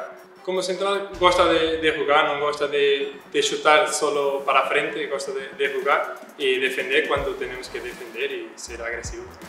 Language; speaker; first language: Spanish; non-native, learner; Portuguese